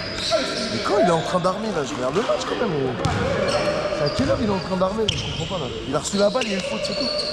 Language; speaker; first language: French; native; French